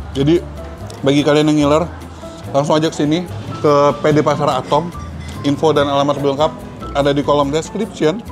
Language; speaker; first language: Indonesian; native; Indonesian